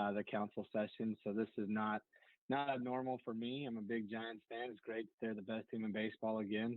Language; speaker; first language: English; native; English